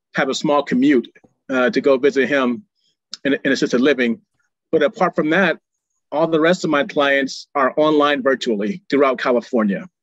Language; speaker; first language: English; native; English